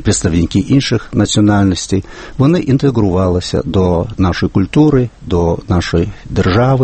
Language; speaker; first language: Ukrainian; non-native, fluent; Lithuanian